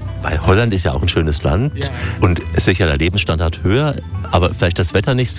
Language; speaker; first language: German; native; German